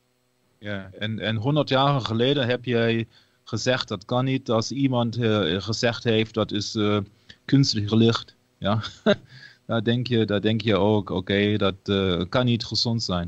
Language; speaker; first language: Dutch; non-native, learner; German